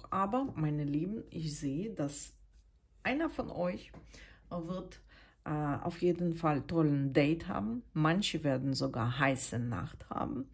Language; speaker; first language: German; non-native, fluent; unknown